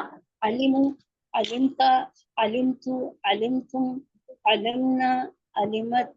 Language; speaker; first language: Arabic; non-native, learner; Urdu